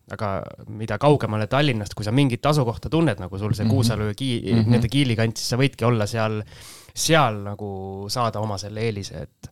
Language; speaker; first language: Estonian; native; Estonian